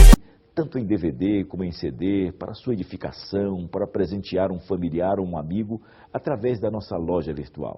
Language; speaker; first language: Portuguese; native; Portuguese